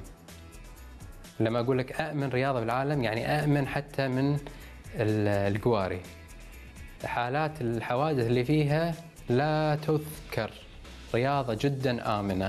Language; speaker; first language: Arabic; native; Arabic